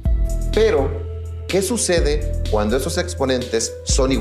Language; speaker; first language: Spanish; native; Spanish